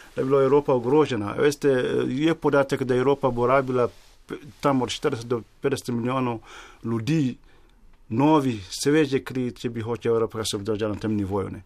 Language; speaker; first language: Slovenian; non-native, fluent; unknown